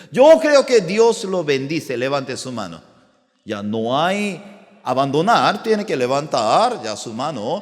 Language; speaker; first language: Spanish; non-native, learner; Korean